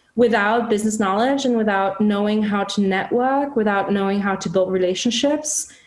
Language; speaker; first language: English; non-native, fluent; German